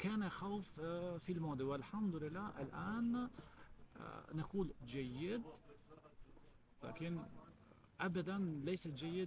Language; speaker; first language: Arabic; non-native, learner; Albanian